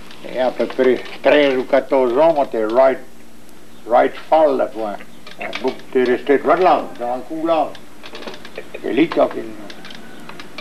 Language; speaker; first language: French; native; French